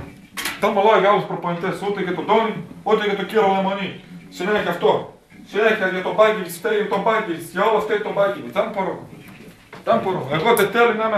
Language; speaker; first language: Greek; non-native, fluent; Serbian